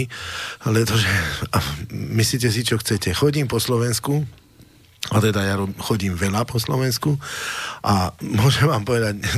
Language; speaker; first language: Slovak; native; Slovak